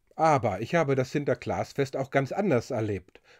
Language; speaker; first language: German; native; German